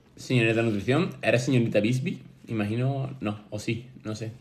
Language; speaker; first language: Spanish; native; Spanish